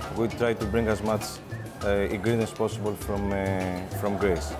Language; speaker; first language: English; non-native, fluent; Greek